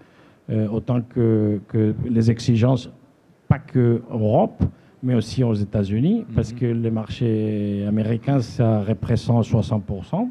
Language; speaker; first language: French; non-native, fluent; Spanish